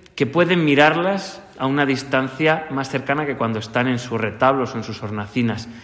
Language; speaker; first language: Spanish; native; Spanish